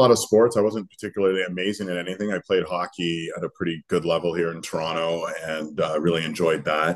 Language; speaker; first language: English; native; English